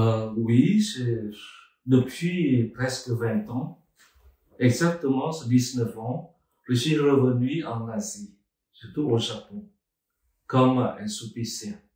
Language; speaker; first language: French; non-native, fluent; Vietnamese